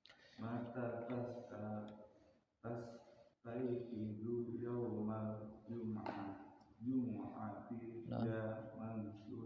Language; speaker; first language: Arabic; non-native, learner; Indonesian